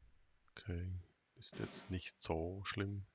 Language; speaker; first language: German; native; German